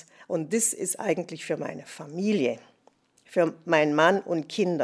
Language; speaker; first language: German; non-native, fluent; English